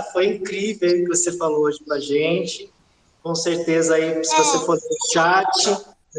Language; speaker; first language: Portuguese; native; Portuguese